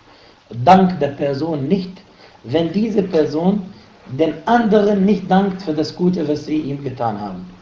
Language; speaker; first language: German; non-native, fluent; Arabic